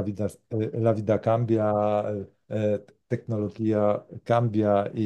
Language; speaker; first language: Spanish; non-native, learner; Polish